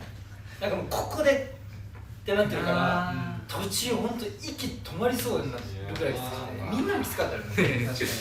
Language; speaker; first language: Japanese; native; Japanese